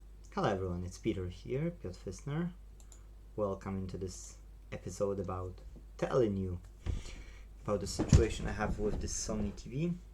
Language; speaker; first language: English; non-native, fluent; Polish